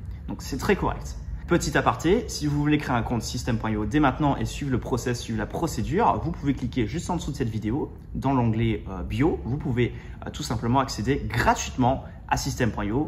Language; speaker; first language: French; native; French